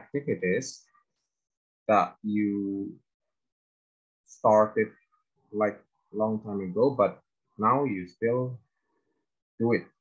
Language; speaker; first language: English; non-native, fluent; Indonesian